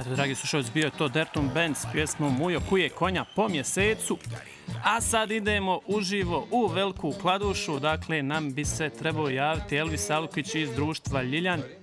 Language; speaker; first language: Croatian; early bilingual, heritage; Bosnian